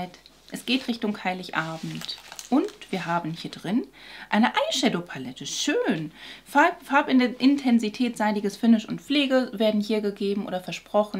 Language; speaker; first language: German; native; German